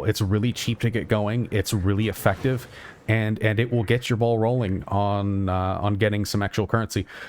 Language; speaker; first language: English; native; English